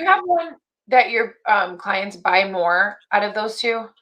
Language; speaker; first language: English; native; English